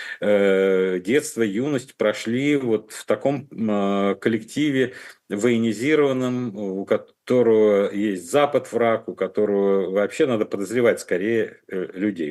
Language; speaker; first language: Russian; native; Russian